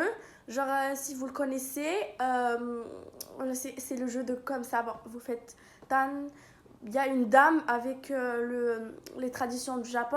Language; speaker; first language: French; non-native, local second language; Arabic